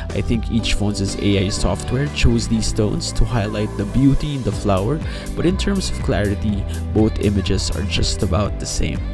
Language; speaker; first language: English; non-native, local second language; Filipino